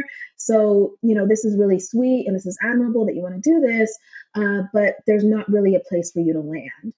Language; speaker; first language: English; native; English